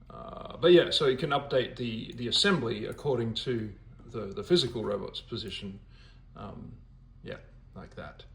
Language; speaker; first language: English; native; English